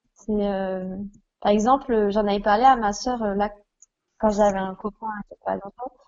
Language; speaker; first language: French; native; French